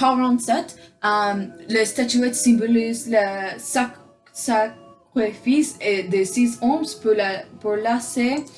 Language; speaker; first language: French; non-native, learner; English